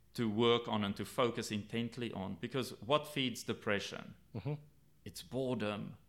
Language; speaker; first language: English; native; English